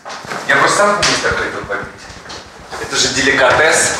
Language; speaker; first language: Russian; native; Russian